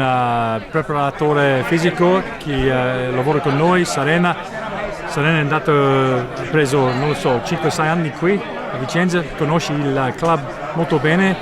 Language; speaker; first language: Italian; non-native, learner; English